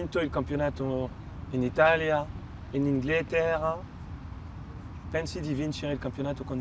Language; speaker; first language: Italian; non-native, fluent; French